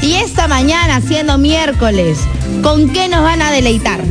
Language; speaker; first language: Spanish; native; Spanish